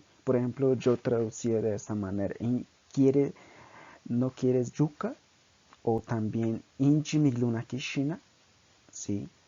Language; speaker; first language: Spanish; non-native, local second language; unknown